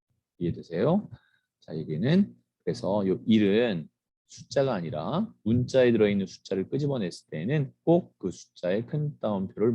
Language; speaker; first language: Korean; native; Korean